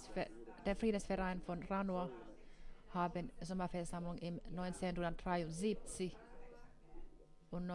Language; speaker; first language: German; non-native, fluent; Finnish